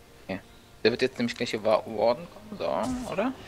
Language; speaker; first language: German; native; German